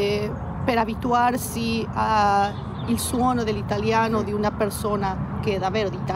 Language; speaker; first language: Italian; non-native, learner; Spanish